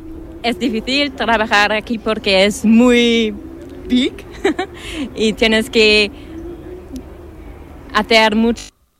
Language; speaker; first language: Spanish; non-native, learner; German